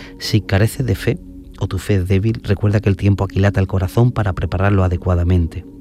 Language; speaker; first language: Spanish; native; Spanish